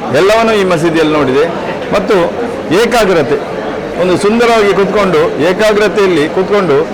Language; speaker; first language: Kannada; native; Kannada